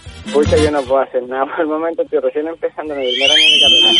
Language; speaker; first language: Spanish; native; Spanish